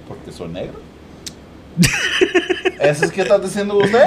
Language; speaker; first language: Spanish; early bilingual, other home language; English